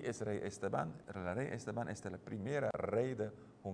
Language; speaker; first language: Spanish; non-native, learner; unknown